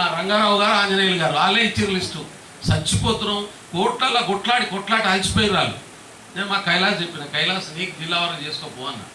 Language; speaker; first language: Telugu; non-native, local second language; Lambadi